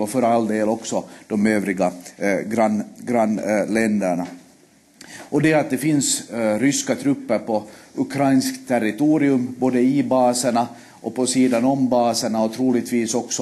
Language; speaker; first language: Swedish; native; Swedish